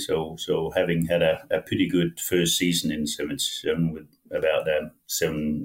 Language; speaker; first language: English; non-native, fluent; Danish